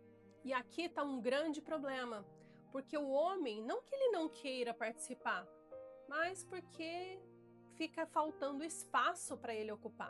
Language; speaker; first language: Portuguese; native; Portuguese